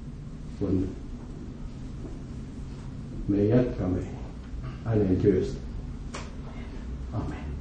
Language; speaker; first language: Finnish; non-native, fluent; French